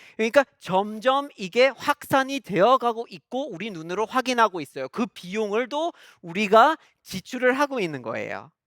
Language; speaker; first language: Korean; non-native, fluent; English